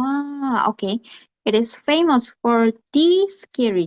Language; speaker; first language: English; non-native, learner; Korean